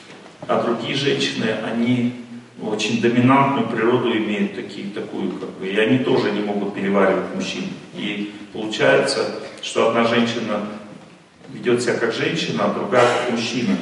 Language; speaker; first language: Russian; native; Russian